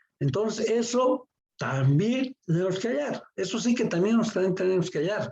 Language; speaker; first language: Spanish; native; Spanish